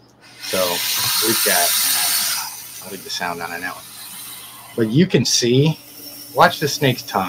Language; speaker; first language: English; native; English